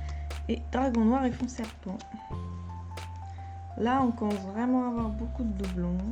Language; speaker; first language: French; native; French